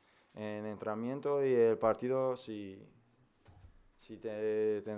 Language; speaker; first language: Spanish; non-native, fluent; Persian